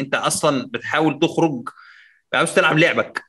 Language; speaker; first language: Arabic; native; Arabic